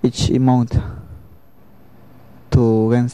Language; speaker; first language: English; non-native, learner; Spanish